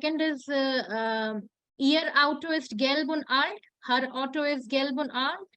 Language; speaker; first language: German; non-native, fluent; Hindi